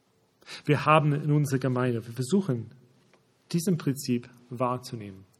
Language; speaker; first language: German; non-native, fluent; English